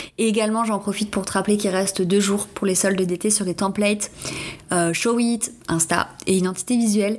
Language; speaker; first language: French; native; French